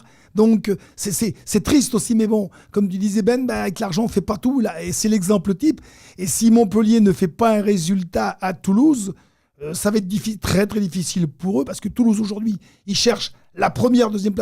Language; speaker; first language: French; native; French